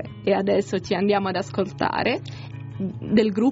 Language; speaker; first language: Italian; native; Italian